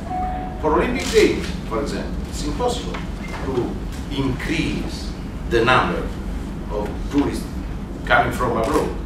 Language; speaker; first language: English; non-native, learner; Italian